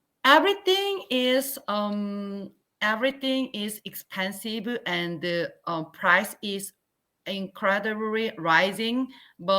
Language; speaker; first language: English; non-native, learner; Korean